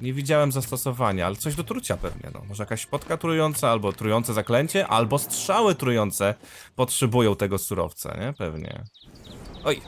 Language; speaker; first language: Polish; native; Polish